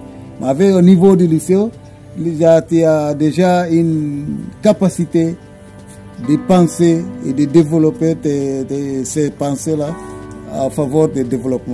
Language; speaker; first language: French; non-native, fluent; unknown